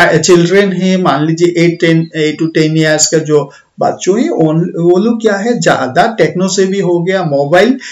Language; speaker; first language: Hindi; non-native, local second language; Bangla